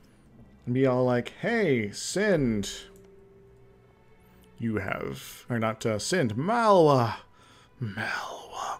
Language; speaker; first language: English; native; English